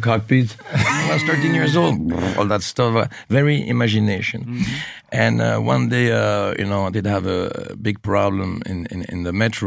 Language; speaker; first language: English; non-native, fluent; French